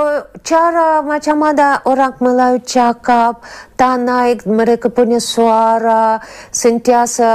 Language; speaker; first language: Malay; non-native, fluent; Russian